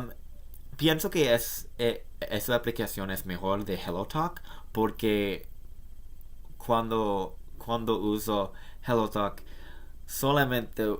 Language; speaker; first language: Spanish; non-native, learner; English